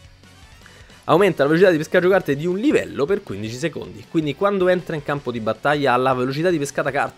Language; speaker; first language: Italian; native; Italian